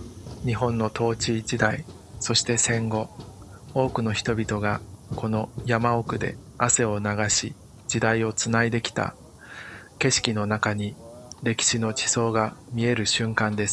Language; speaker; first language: Japanese; native; Japanese